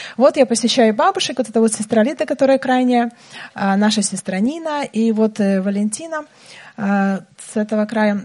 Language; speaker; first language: Russian; native; Russian